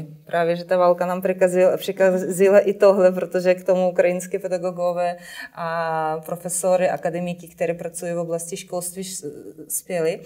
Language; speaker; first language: Czech; non-native, fluent; Ukrainian